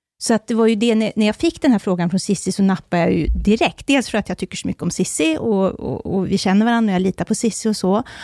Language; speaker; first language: Swedish; native; Swedish